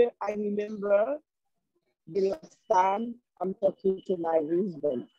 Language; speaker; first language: English; non-native, learner; Haitian Creole